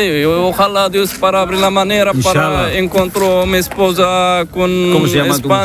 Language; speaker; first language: Spanish; non-native, learner; Arabic